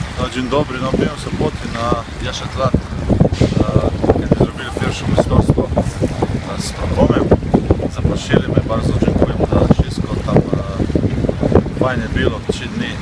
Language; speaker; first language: Polish; non-native, learner; Slovenian